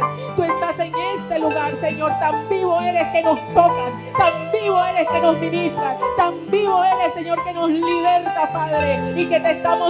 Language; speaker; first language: Spanish; native; Spanish